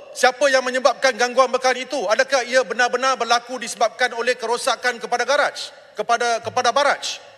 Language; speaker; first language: Malay; non-native, local second language; Tamil